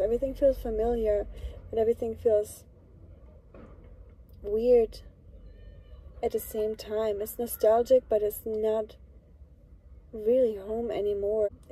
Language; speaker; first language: English; non-native, fluent; German